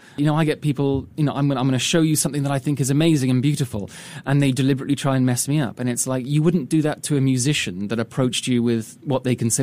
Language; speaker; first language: English; native; English